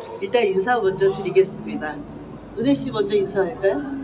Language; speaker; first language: Korean; native; Korean